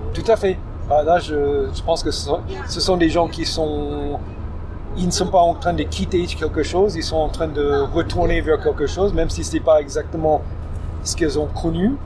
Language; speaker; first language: French; non-native, fluent; English